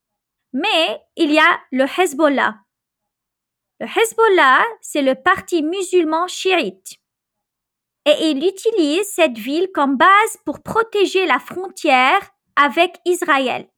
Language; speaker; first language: French; non-native, local second language; Arabic